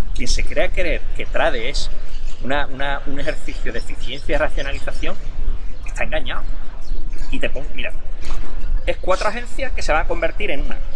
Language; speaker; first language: Spanish; native; Spanish